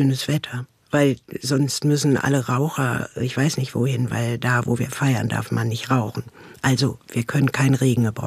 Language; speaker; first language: German; native; German